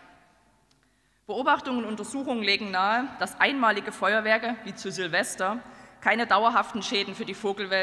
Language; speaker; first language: German; native; German